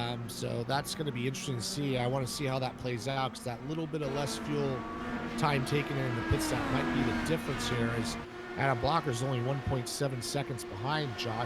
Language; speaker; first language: English; native; English